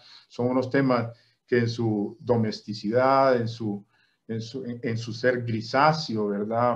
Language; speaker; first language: Spanish; native; Spanish